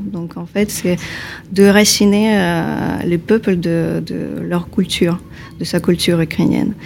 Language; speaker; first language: French; non-native, fluent; Ukrainian